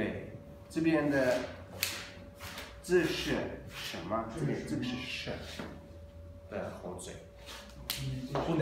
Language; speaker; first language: Chinese; non-native, fluent; Azerbaijani